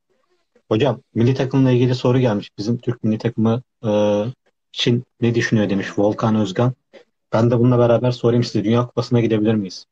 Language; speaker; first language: Turkish; native; Turkish